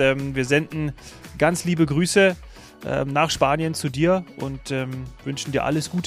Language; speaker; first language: German; native; German